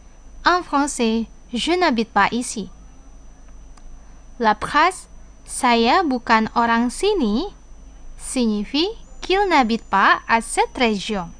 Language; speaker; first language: French; non-native, fluent; Indonesian